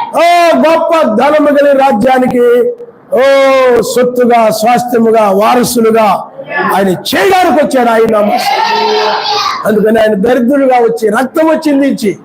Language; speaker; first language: Telugu; native; Telugu